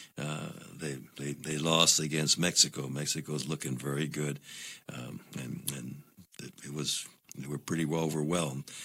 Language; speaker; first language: English; non-native, local second language; Spanish